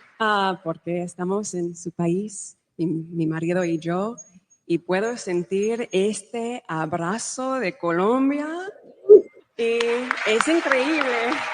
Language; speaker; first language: Spanish; non-native, fluent; English